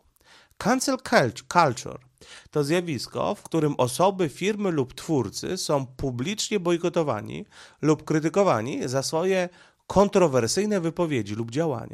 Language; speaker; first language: Polish; native; Polish